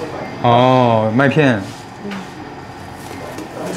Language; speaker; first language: Chinese; native; Chinese